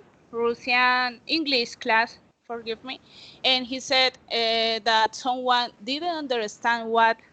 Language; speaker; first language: English; non-native, learner; Spanish